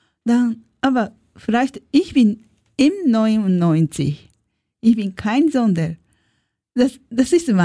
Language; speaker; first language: German; non-native, learner; Japanese